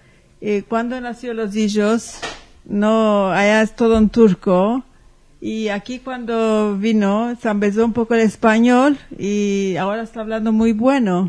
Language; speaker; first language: Spanish; early bilingual, heritage; Ladino